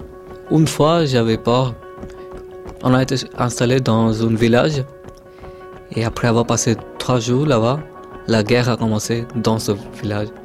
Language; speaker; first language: French; non-native, fluent; Bangla